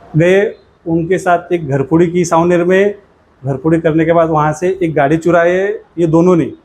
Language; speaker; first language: Hindi; non-native, local second language; Marathi